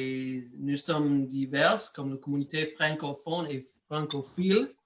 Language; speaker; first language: French; non-native, learner; English